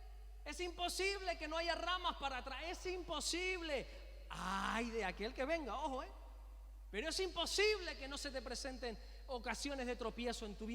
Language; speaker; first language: Spanish; native; Spanish